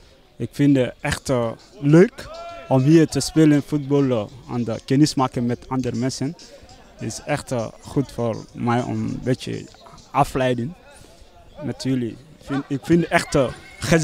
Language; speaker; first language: Dutch; non-native, learner; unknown